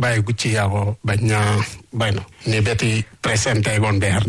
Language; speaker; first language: Basque; non-native, learner; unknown